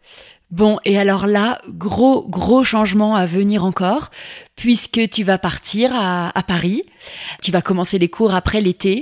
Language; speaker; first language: French; native; French